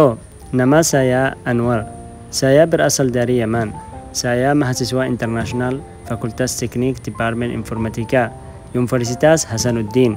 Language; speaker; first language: Indonesian; non-native, fluent; Arabic